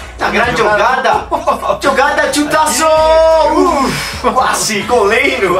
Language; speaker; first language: Portuguese; non-native, learner; Spanish